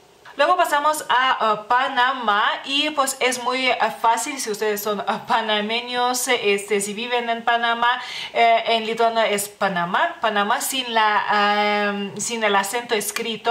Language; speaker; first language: Spanish; non-native, fluent; Lithuanian